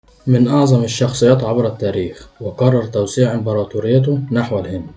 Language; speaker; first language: Arabic; native; Arabic